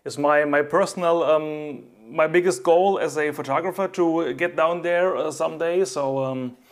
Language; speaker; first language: English; non-native, fluent; German